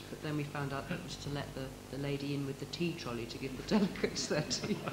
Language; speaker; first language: English; native; English